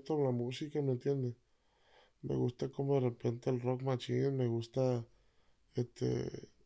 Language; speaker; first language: Spanish; native; Spanish